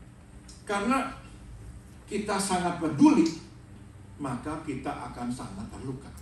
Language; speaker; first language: Indonesian; native; Indonesian